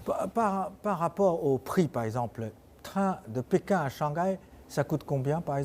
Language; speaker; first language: French; non-native, fluent; Chinese